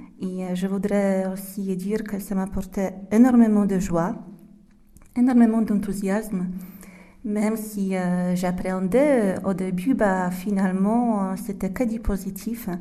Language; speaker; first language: French; non-native, fluent; Polish